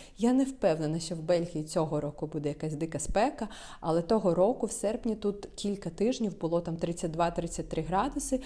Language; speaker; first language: Ukrainian; non-native, local second language; Russian